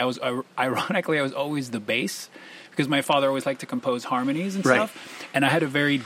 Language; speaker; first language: English; early bilingual, other home language; Spanish